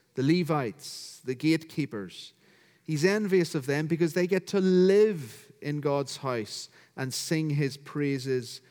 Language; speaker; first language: English; native; English